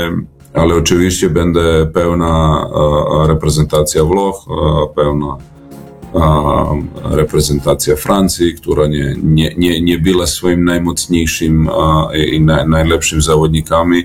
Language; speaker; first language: Polish; non-native, learner; Serbian